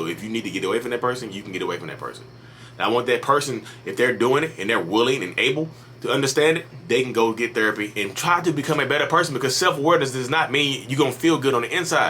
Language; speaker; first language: English; native; English